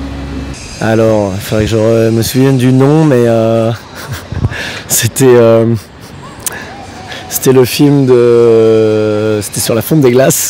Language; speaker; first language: French; native; French